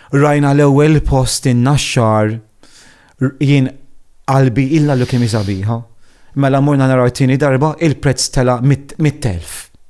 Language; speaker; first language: Maltese; non-native, fluent; Italian